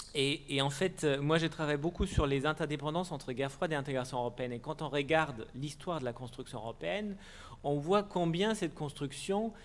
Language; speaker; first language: French; non-native, fluent; German